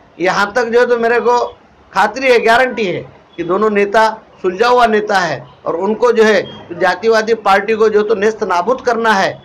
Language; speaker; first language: Hindi; non-native, local second language; Marathi